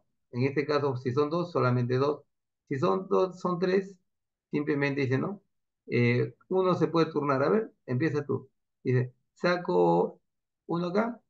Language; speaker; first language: Spanish; native; Spanish